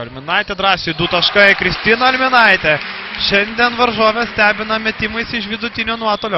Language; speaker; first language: Lithuanian; native; Lithuanian